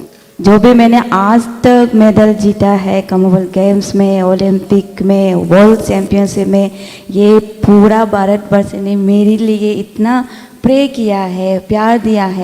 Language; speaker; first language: Hindi; non-native, local second language; Manipuri